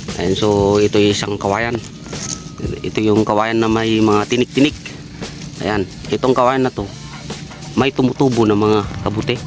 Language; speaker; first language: Filipino; non-native, local second language; Iloko